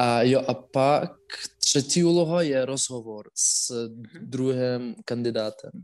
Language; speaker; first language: Czech; non-native, learner; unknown